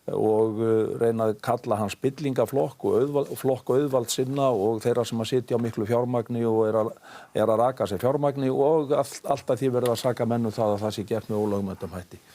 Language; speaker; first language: Icelandic; native; Icelandic